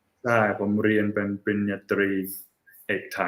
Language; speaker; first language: Thai; non-native, fluent; English